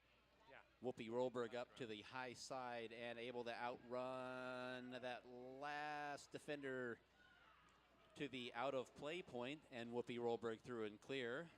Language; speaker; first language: English; native; English